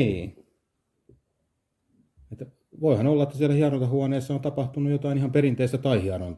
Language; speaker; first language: Finnish; native; Finnish